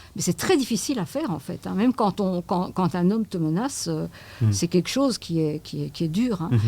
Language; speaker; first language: French; native; French